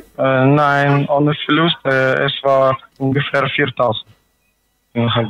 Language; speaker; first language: German; non-native, learner; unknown